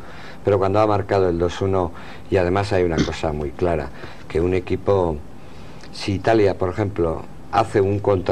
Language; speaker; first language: Spanish; native; Spanish